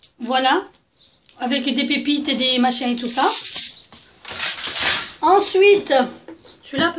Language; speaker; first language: French; native; French